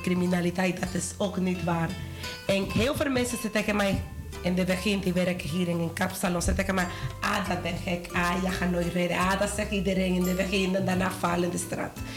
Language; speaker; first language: Dutch; non-native, learner; Spanish